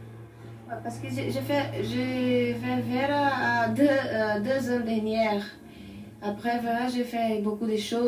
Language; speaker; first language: French; non-native, learner; Portuguese